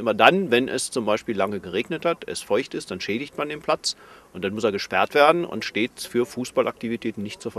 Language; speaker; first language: German; native; German